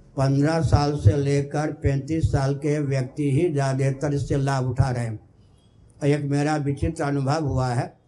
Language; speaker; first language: Hindi; non-native, local second language; Maithili